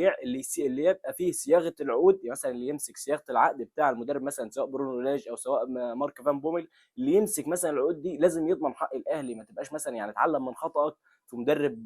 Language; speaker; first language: Arabic; native; Arabic